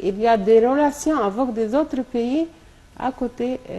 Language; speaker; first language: French; non-native, local second language; Arabic